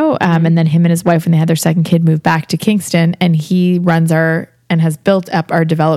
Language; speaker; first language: English; native; English